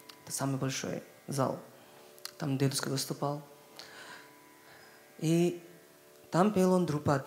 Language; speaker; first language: Russian; non-native, learner; Hindi